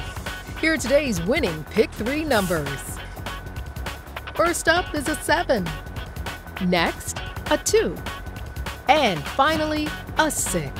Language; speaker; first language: English; native; English